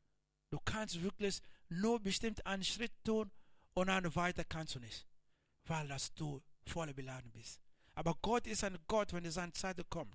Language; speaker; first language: German; non-native, learner; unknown